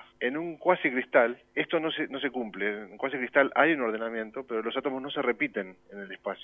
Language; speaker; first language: Spanish; native; Spanish